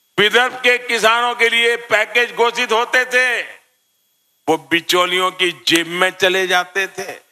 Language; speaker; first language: Hindi; non-native, local second language; Gujarati